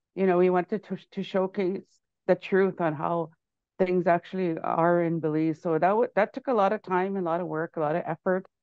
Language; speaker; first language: English; native; English